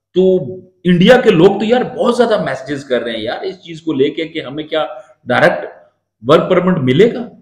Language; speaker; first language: Urdu; non-native, local second language; Punjabi